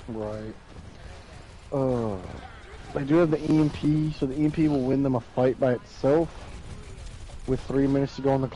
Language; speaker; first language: English; native; English